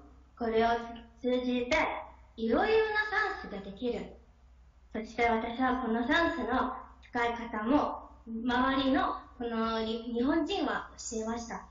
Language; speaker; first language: Japanese; non-native, learner; Chinese